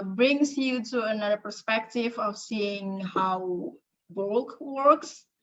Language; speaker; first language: English; non-native, fluent; Indonesian